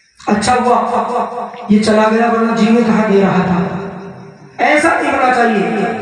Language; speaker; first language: Urdu; native; Urdu